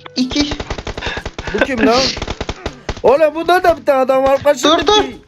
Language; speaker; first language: Turkish; native; Turkish